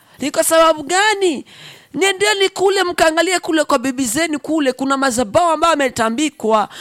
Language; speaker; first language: Swahili; non-native, local second language; Rundi